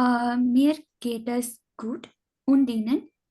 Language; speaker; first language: German; non-native, learner; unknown